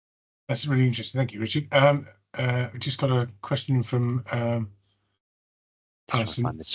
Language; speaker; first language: English; native; English